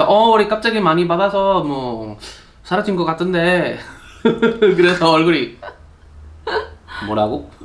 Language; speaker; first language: Korean; non-native, learner; Spanish